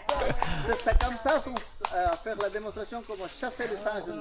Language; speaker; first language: French; non-native, learner; Spanish